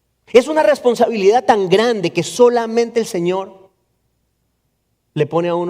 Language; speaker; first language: Spanish; native; Spanish